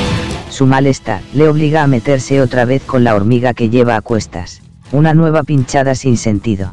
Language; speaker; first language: Spanish; native; Spanish